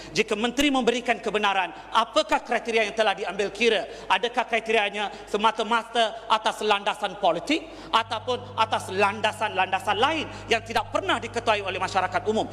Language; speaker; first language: Malay; non-native, local second language; Tamil